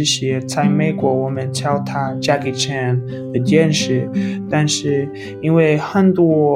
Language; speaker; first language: Chinese; non-native, learner; English